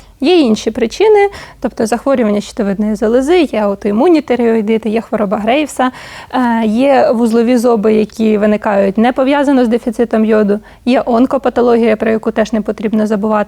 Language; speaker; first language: Ukrainian; native; Ukrainian